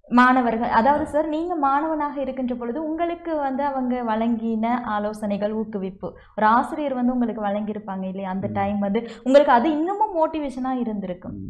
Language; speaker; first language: Tamil; native; Tamil